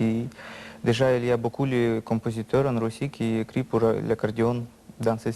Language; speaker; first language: French; non-native, learner; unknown